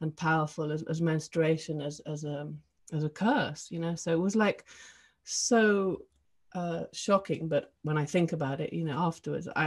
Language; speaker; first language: English; early bilingual, heritage; English